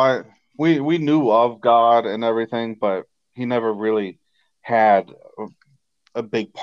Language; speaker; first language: English; native; English